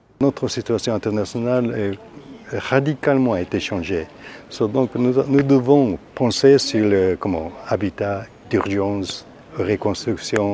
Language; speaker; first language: French; non-native, fluent; Japanese